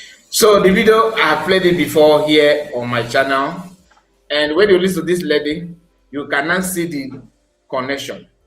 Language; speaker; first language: English; non-native, local second language; Igbo